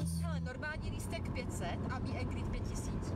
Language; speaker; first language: Czech; native; Czech